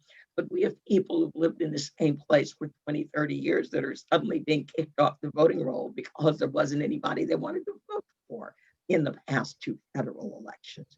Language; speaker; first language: English; native; English